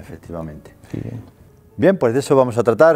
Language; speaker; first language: Spanish; native; Spanish